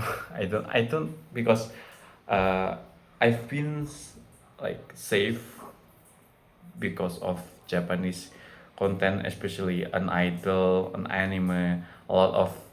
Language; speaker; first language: English; non-native, fluent; Indonesian